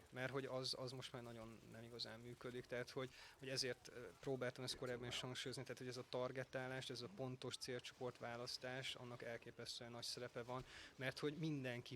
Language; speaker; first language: Hungarian; native; Hungarian